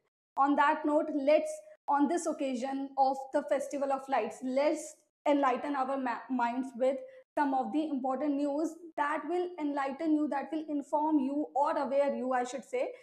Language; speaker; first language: English; non-native, local second language; Hindi